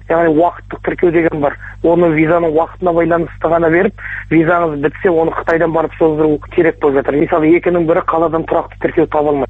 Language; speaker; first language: Kazakh; early bilingual, heritage; Kazakh